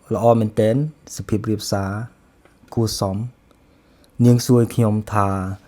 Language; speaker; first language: Khmer; early bilingual, heritage; Khmer